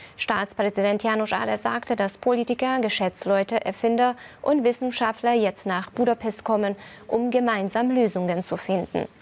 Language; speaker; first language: German; non-native, fluent; Hungarian